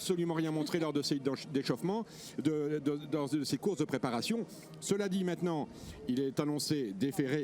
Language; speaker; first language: French; native; French